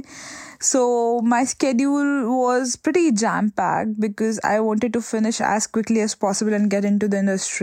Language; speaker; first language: English; non-native, local second language; Hindi